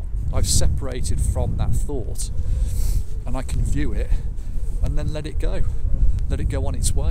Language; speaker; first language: English; native; English